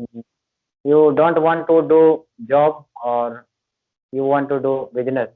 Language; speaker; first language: English; non-native, learner; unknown